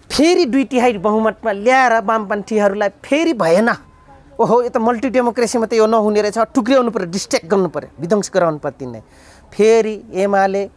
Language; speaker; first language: Nepali; non-native, local second language; Dangaura Tharu